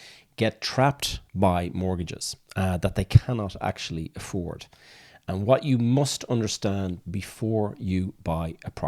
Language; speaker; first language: English; native; English